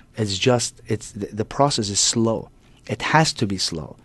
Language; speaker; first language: English; non-native, fluent; Arabic